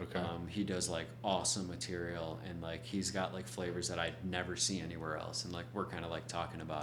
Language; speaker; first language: English; native; English